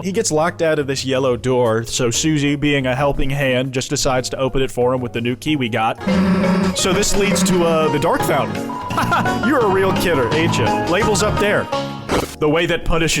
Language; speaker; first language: English; native; English